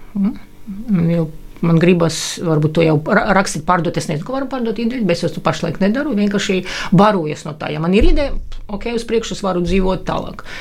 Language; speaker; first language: Latvian; non-native, local second language; Russian